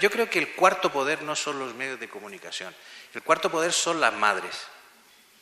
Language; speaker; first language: Spanish; native; Spanish